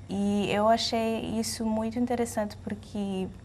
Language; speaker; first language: Portuguese; non-native, learner; English